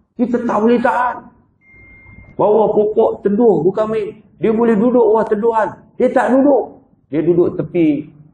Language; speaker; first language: Malay; native; Malay